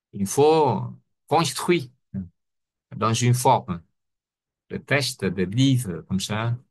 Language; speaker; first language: French; non-native, fluent; Vietnamese